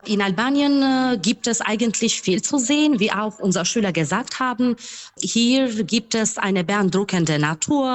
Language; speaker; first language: German; non-native, fluent; Albanian